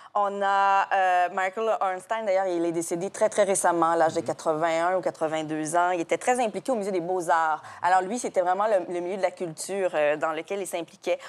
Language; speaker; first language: French; native; French